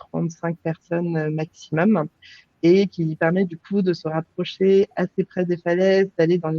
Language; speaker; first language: French; native; French